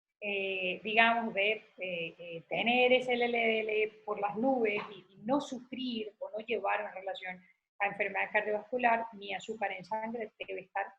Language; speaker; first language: Spanish; native; Spanish